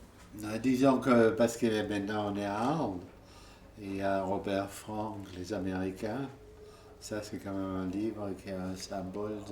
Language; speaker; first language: French; non-native, fluent; German